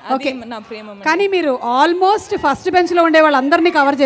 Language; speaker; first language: Telugu; native; Telugu